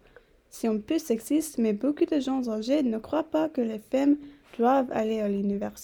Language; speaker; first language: French; non-native, learner; English